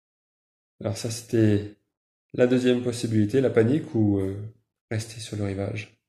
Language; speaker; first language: French; native; French